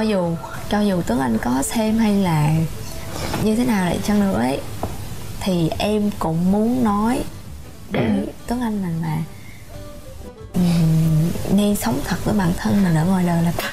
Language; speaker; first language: Vietnamese; native; Vietnamese